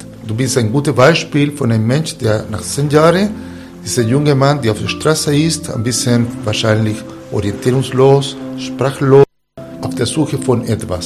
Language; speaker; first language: German; non-native, fluent; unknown